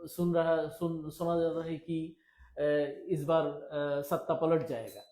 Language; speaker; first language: Hindi; non-native, local second language; Bangla